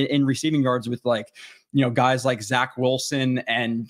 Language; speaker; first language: English; native; English